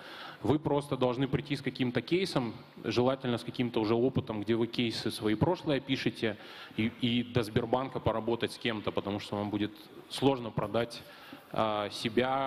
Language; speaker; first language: Russian; native; Russian